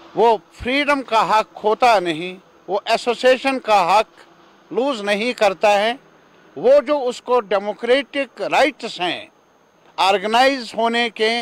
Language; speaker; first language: Hindi; non-native, local second language; Kashmiri